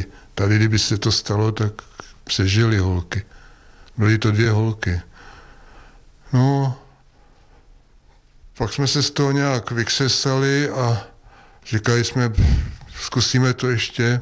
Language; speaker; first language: Czech; native; Czech